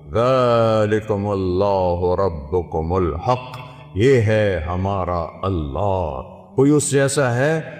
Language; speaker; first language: Urdu; non-native, local second language; Saraiki